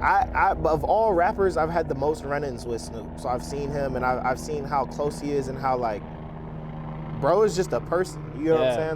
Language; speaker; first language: English; native; English